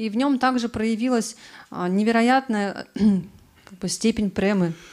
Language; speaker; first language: Russian; native; Russian